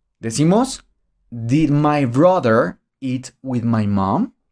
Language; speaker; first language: English; non-native, fluent; Spanish